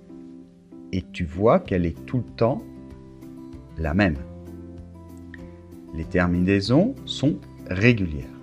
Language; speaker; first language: French; native; French